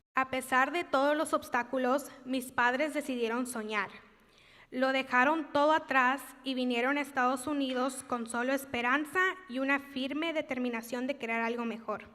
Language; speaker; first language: Spanish; early bilingual, heritage; Spanish